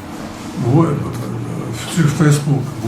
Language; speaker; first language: French; non-native, local second language; Arabic